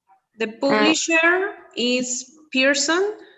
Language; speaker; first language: English; non-native, learner; Spanish